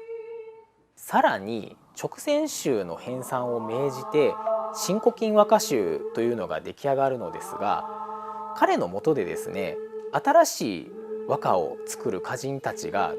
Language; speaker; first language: Japanese; native; Japanese